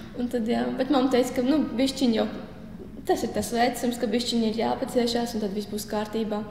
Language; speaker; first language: Latvian; non-native, local second language; Russian